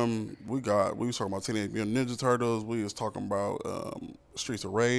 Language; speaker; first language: English; native; English